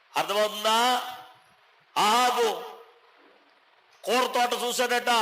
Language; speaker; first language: Telugu; native; Telugu